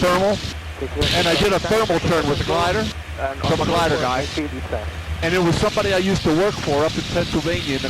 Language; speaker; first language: English; native; English